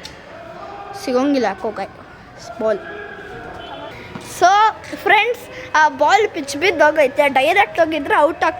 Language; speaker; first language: Kannada; native; Kannada